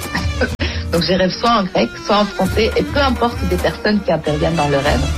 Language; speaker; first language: French; non-native, fluent; Greek